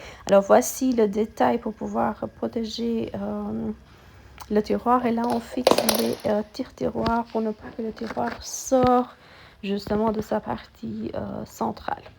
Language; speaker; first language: French; non-native, fluent; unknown